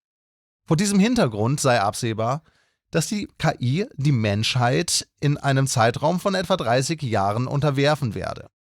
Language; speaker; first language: German; native; German